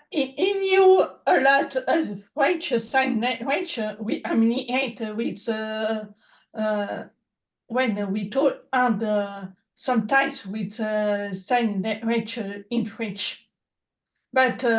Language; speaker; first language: English; non-native, learner; French